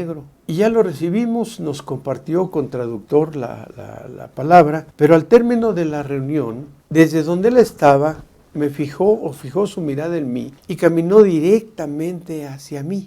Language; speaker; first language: Spanish; native; Spanish